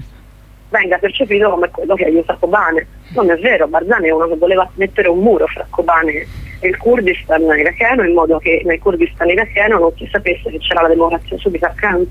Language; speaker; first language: Italian; native; Italian